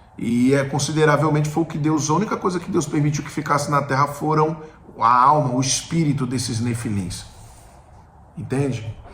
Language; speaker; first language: Portuguese; native; Portuguese